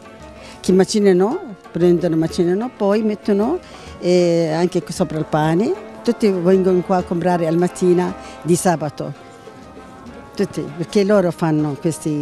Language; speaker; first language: Italian; non-native, learner; Arabic